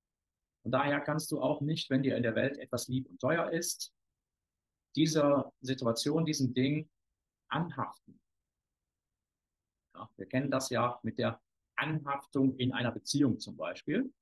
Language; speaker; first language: German; native; German